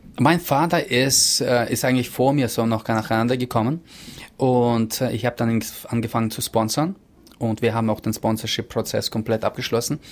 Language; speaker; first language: German; early bilingual, heritage; German